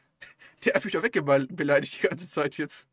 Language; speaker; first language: German; native; German